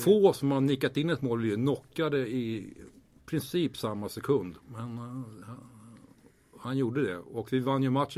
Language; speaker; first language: Swedish; native; Swedish